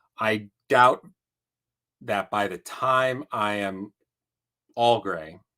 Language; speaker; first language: English; native; English